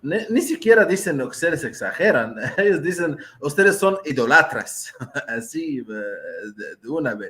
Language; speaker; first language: Spanish; non-native, fluent; Arabic